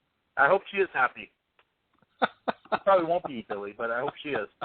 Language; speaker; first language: English; native; English